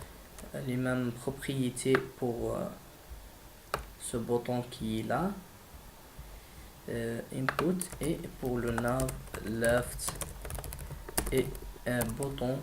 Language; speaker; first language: French; non-native, learner; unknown